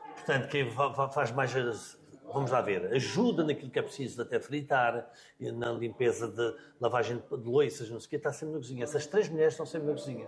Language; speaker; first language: Portuguese; native; Portuguese